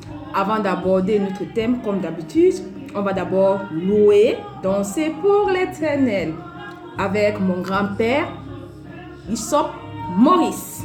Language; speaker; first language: French; non-native, local second language; Basaa